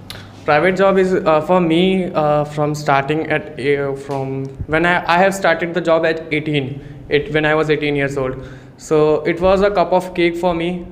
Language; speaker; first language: English; non-native, local second language; Hindi